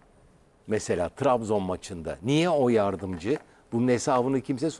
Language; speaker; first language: Turkish; native; Turkish